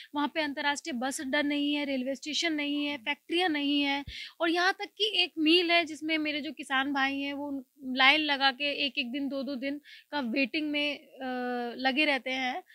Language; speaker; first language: Hindi; native; Hindi